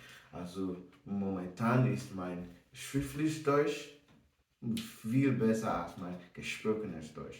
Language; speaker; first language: German; non-native, learner; English